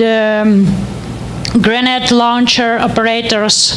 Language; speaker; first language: English; non-native, learner; Ukrainian